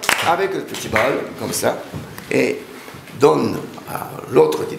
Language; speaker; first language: French; non-native, learner; Japanese